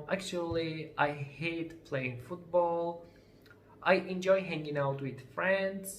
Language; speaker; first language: English; non-native, fluent; Armenian